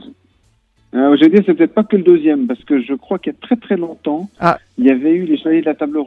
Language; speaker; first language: French; native; French